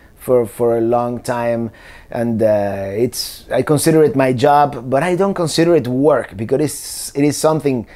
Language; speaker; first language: English; non-native, fluent; Spanish